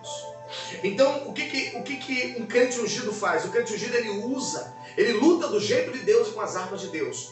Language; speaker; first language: Portuguese; native; Portuguese